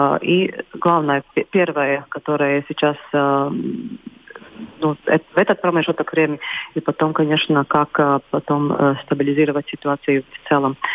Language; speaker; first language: Russian; non-native, local second language; Latvian